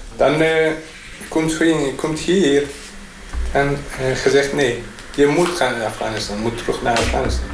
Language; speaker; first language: Dutch; non-native, learner; Persian